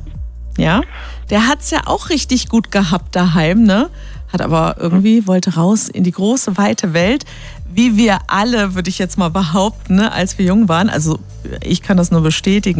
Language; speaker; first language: German; native; German